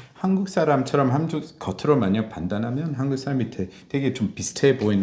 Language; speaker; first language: Korean; non-native, fluent; English